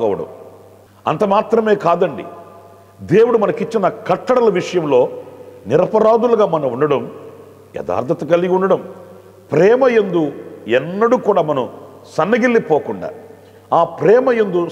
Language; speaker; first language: Telugu; native; Telugu